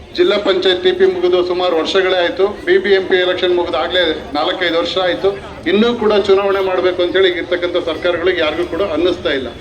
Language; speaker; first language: Kannada; native; Kannada